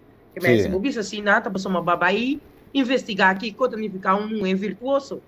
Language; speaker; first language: Dutch; non-native, local second language; Papiamento